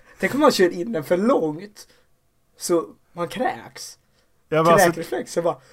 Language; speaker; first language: Swedish; native; Swedish